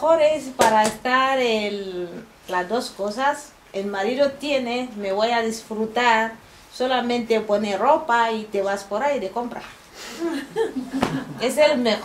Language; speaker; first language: Spanish; non-native, fluent; Bambara